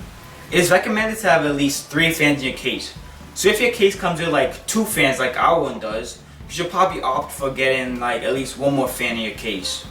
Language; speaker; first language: English; native; English